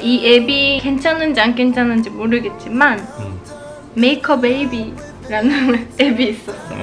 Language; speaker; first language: Korean; non-native, fluent; Japanese